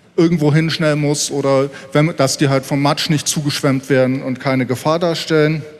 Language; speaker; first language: German; native; German